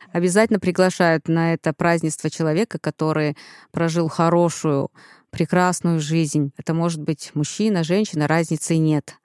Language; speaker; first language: Russian; non-native, local second language; Kazakh